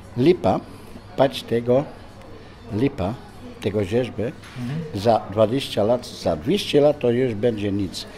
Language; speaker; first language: Polish; non-native, learner; Dutch